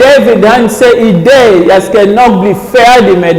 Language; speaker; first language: Swedish; non-native, learner; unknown